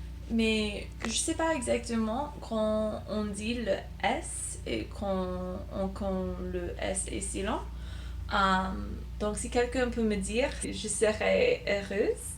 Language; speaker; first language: French; non-native, learner; English